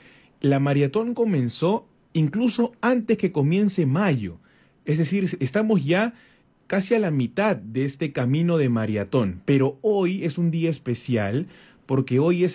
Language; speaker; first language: Spanish; native; Spanish